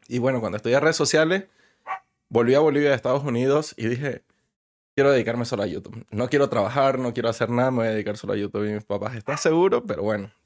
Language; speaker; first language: Spanish; native; Spanish